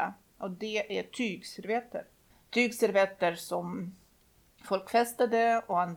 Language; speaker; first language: Swedish; non-native, fluent; Russian